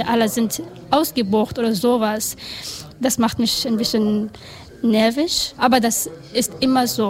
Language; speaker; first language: German; non-native, learner; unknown